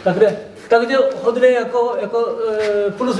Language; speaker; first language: Czech; non-native, learner; Korean